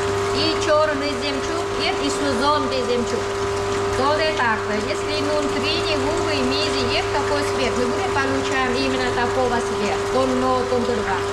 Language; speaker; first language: Russian; non-native, learner; Vietnamese